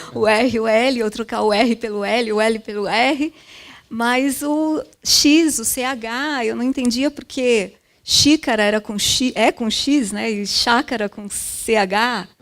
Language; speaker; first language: Portuguese; early bilingual, other home language; Japanese